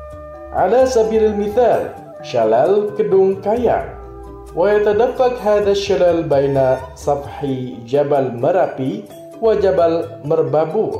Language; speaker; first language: Arabic; non-native, fluent; Indonesian